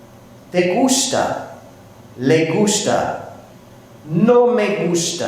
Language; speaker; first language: Spanish; non-native, fluent; English